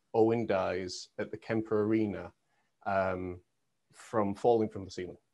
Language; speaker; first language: English; native; English